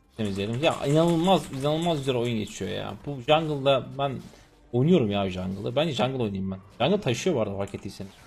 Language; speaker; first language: Turkish; native; Turkish